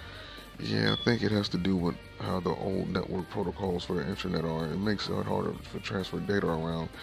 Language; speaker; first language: English; native; English